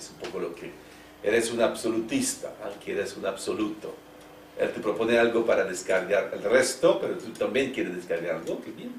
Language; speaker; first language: Spanish; non-native, fluent; French